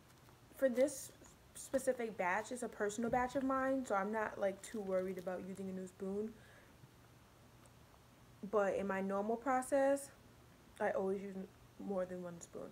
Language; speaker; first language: English; native; English